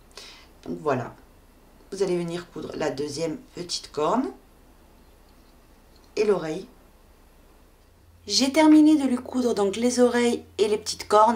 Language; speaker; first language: French; native; French